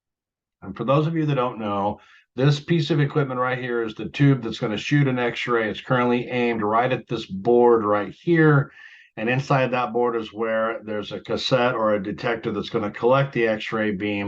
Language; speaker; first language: English; native; English